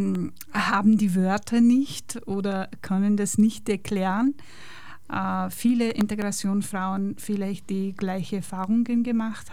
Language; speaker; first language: German; non-native, fluent; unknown